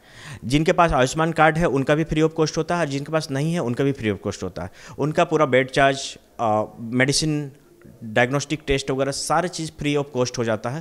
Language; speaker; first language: Hindi; native; Hindi